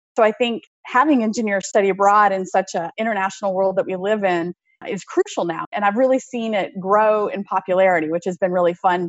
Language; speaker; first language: English; native; English